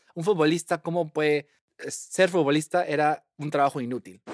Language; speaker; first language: Spanish; native; Spanish